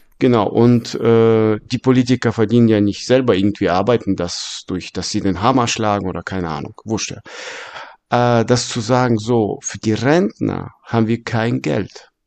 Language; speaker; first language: German; early bilingual, other home language; Russian